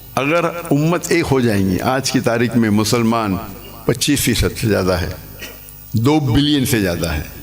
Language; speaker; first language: Urdu; non-native, local second language; English